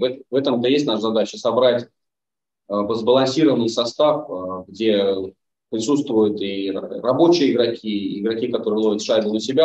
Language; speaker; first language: Russian; native; Russian